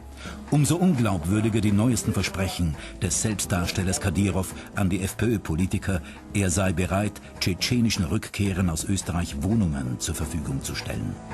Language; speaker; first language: German; native; German